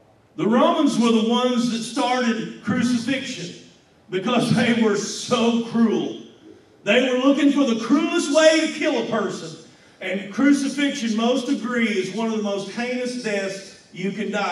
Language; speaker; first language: English; native; English